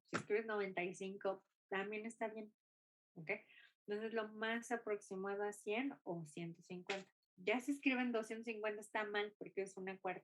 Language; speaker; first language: Spanish; non-native, fluent; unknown